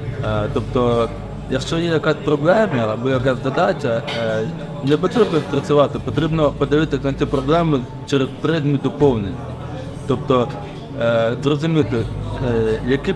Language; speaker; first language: Ukrainian; native; Ukrainian